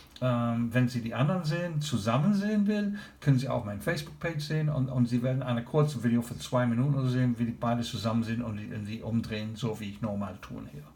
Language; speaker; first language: German; non-native, learner; English